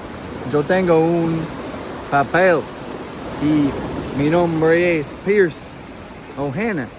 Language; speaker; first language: Spanish; non-native, learner; English